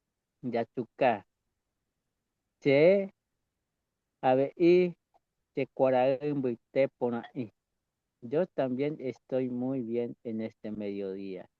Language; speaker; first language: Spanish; non-native, local second language; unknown